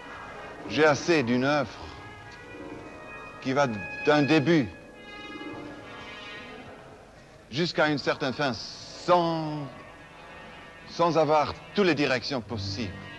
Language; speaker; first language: French; non-native, fluent; German